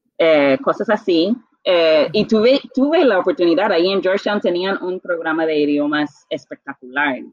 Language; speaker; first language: Spanish; non-native, fluent; English